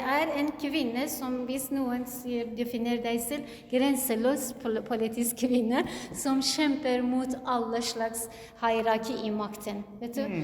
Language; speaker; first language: Norwegian; non-native, learner; Kurdish